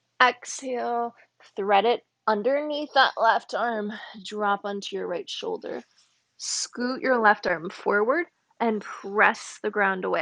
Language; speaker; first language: English; native; English